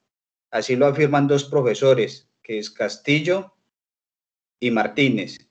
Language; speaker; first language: Spanish; native; Spanish